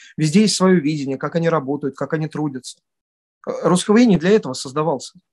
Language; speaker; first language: Russian; native; Russian